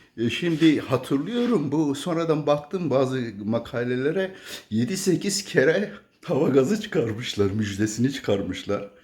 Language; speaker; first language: Turkish; native; Turkish